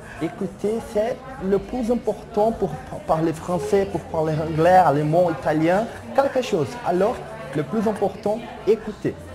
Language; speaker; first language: French; non-native, learner; Portuguese